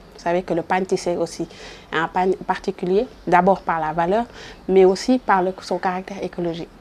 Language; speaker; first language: French; non-native, local second language; Wolof